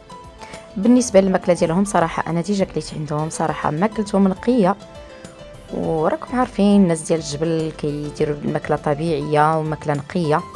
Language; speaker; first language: Arabic; native; Arabic